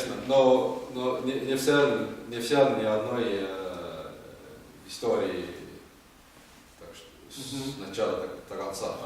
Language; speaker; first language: Russian; non-native, learner; Estonian